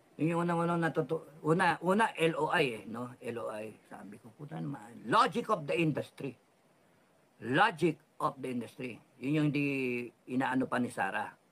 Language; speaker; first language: Filipino; non-native, local second language; Cebuano